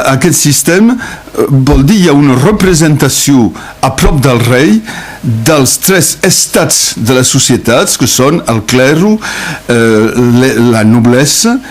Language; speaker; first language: Catalan; non-native, local second language; French